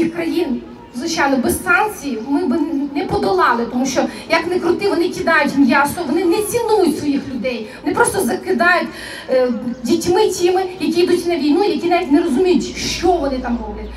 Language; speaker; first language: Ukrainian; native; Ukrainian